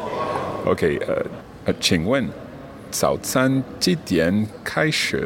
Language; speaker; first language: Chinese; non-native, learner; English